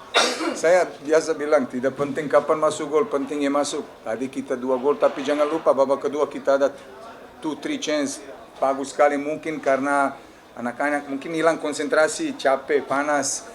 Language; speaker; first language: Indonesian; non-native, fluent; Serbian